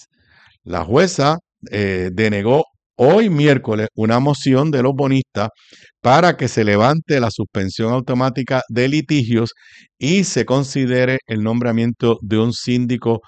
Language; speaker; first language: Spanish; native; Spanish